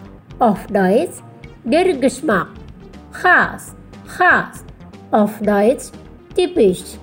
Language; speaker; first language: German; non-native, fluent; Indonesian